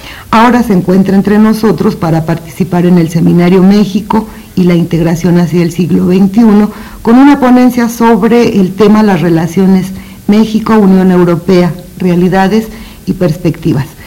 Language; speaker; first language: Spanish; native; Spanish